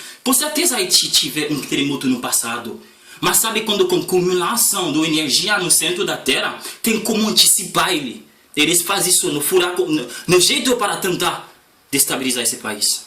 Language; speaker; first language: Portuguese; non-native, learner; Haitian Creole